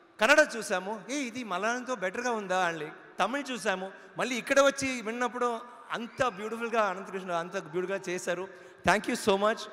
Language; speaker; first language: Telugu; non-native, learner; Tamil